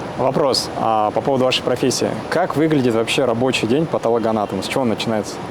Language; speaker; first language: Russian; native; Russian